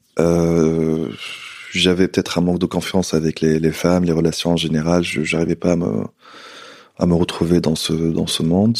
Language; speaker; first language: French; non-native, local second language; Arabic